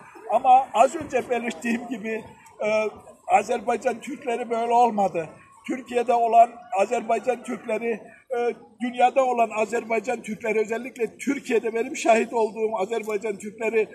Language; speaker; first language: Turkish; early bilingual, heritage; Turkish